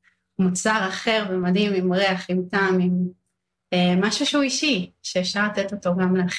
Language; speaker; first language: Hebrew; native; Hebrew